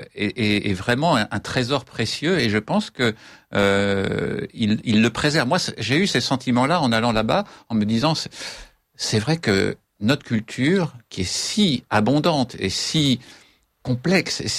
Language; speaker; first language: French; native; French